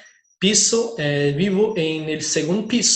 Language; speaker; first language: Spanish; non-native, fluent; Portuguese